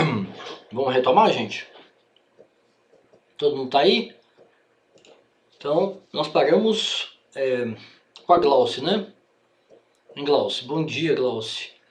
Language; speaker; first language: Portuguese; native; Portuguese